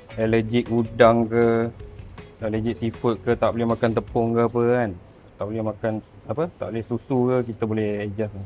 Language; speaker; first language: Malay; native; Malay